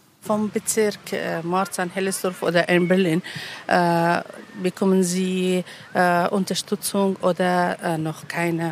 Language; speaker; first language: German; non-native, learner; Pashto